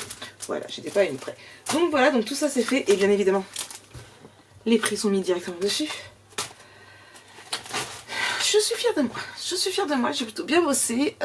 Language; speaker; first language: French; native; French